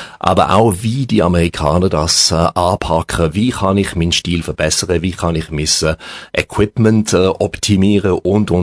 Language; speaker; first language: German; non-native, local second language; French